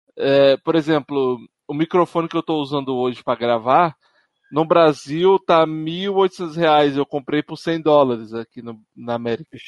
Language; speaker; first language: Portuguese; native; Portuguese